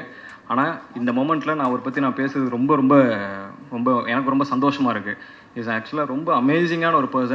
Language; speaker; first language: Tamil; native; Tamil